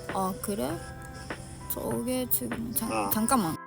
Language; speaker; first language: Korean; non-native, learner; Japanese